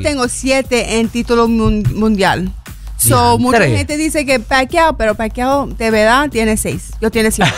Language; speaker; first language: Spanish; early bilingual, heritage; English